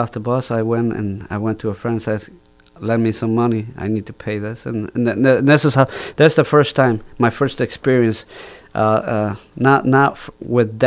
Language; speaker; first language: English; non-native, fluent; Spanish